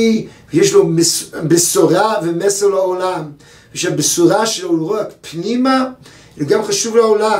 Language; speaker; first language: Hebrew; native; Hebrew